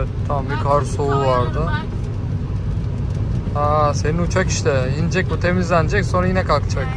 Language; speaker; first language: Turkish; native; Turkish